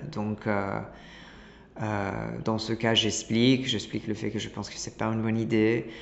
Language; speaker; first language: French; non-native, fluent; Italian